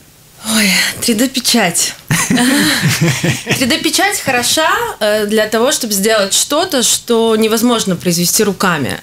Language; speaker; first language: Russian; native; Russian